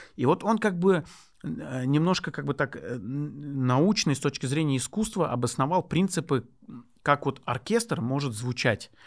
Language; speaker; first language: Russian; non-native, local second language; Lezghian